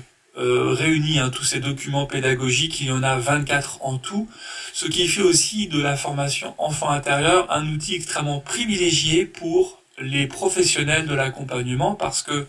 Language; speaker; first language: French; native; French